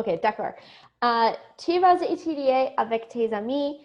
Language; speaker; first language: French; non-native, fluent; English